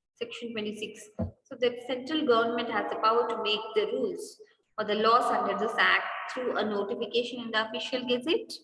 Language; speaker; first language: English; non-native, local second language; Kannada